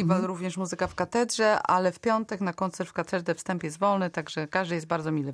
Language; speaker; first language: Polish; native; Polish